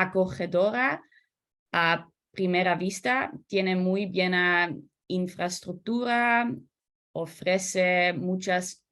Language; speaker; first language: Spanish; non-native, learner; Dutch